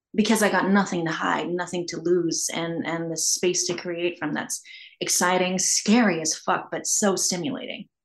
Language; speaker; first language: English; native; English